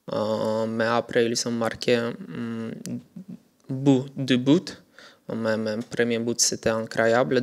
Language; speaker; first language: French; non-native, learner; Polish